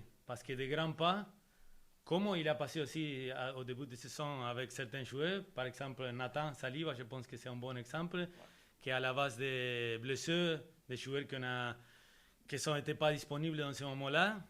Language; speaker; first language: French; non-native, fluent; Spanish